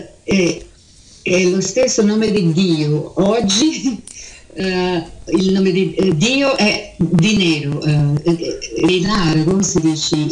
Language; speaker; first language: Italian; early bilingual, heritage; Portuguese